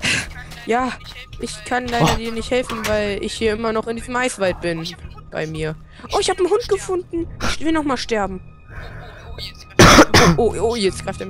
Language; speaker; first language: German; native; German